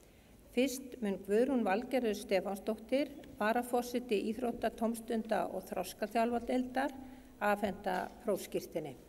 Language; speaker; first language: Icelandic; native; Icelandic